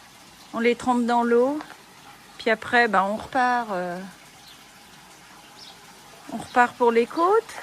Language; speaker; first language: French; native; French